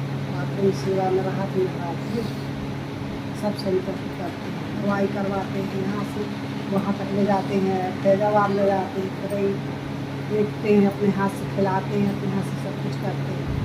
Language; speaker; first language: Hindi; native; Hindi